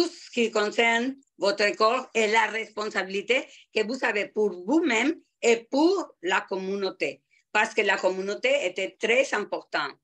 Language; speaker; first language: French; non-native, fluent; Spanish